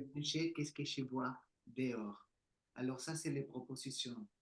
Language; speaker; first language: French; non-native, learner; Spanish